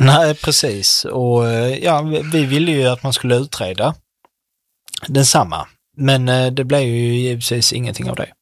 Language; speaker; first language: Swedish; native; Swedish